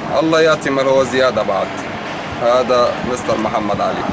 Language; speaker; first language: Arabic; non-native, learner; Bangla